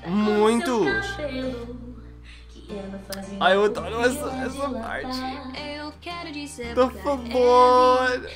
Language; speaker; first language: Portuguese; early bilingual, heritage; Portuguese